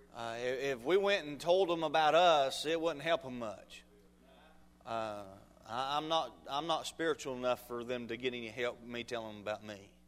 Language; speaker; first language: English; native; English